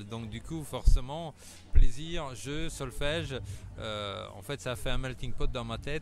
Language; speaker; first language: French; native; French